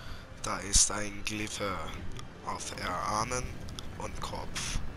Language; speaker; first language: German; non-native, learner; English